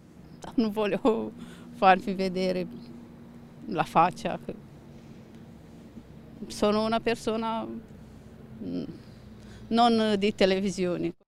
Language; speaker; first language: Italian; non-native, learner; Romanian